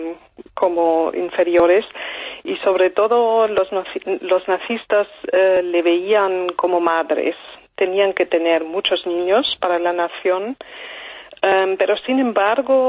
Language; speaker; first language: Spanish; non-native, fluent; German